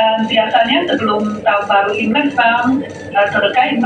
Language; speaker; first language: Indonesian; non-native, fluent; Chinese